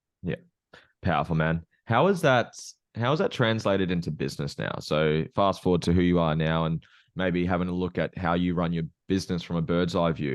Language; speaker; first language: English; native; English